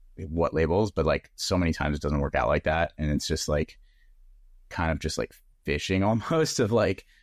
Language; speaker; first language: English; native; English